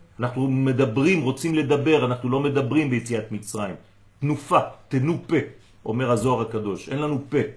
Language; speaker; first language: Hebrew; non-native, fluent; French